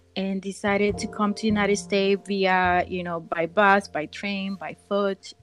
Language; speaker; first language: English; early bilingual, other home language; Spanish